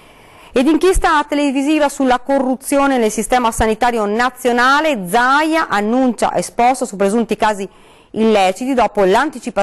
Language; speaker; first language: Italian; native; Italian